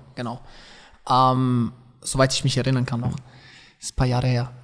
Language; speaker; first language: German; native; German